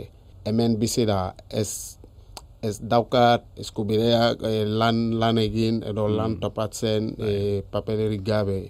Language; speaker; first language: Basque; non-native, learner; Wolof